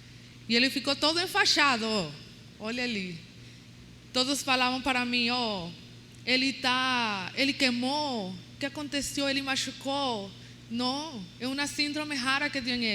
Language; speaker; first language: Portuguese; non-native, learner; Spanish